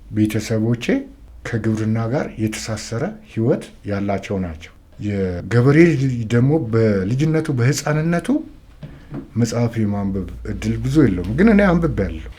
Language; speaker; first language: Amharic; native; Amharic